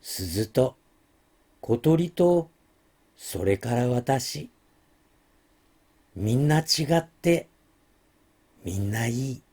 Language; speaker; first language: Japanese; native; Japanese